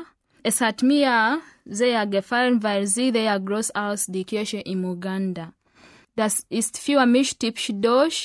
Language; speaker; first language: German; non-native, learner; Ganda